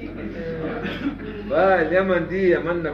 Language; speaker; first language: Arabic; native; Arabic